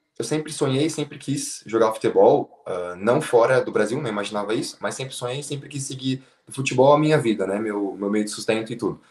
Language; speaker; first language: Portuguese; native; Portuguese